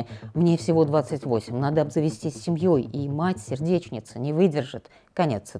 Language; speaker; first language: Russian; native; Russian